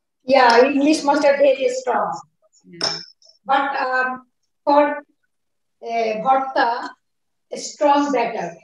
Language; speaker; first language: English; non-native, learner; Bangla